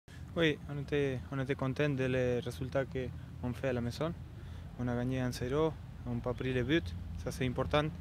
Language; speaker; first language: French; non-native, fluent; Italian